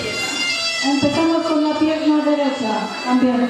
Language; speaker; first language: Spanish; non-native, learner; Polish